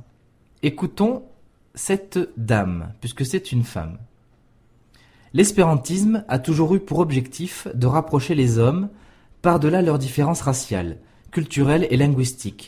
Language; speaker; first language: French; native; French